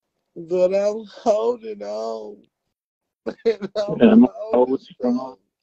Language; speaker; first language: English; native; English